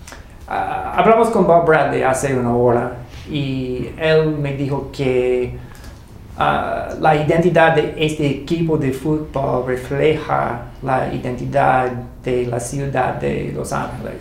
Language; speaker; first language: Spanish; non-native, learner; English